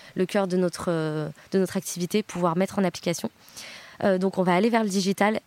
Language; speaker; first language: French; native; French